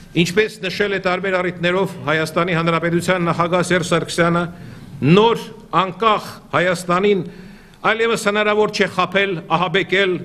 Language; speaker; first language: Armenian; native; Armenian